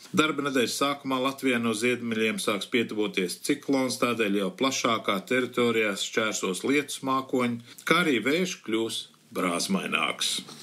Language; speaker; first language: Latvian; early bilingual, heritage; Latvian